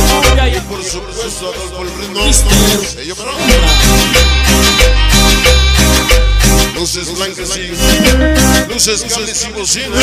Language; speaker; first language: Spanish; native; Spanish